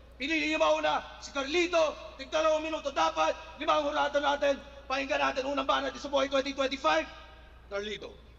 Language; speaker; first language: Filipino; native; Filipino